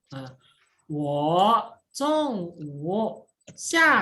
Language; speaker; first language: Chinese; non-native, fluent; Indonesian